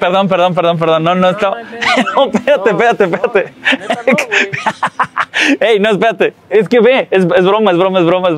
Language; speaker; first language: Spanish; native; Spanish